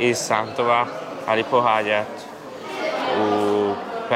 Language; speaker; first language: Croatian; non-native, local second language; Hungarian